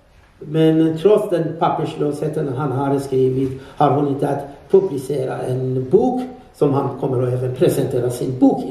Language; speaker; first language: Swedish; non-native, fluent; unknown